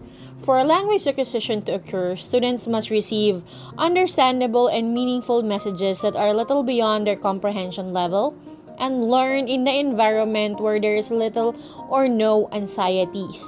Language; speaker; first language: English; non-native, local second language; Filipino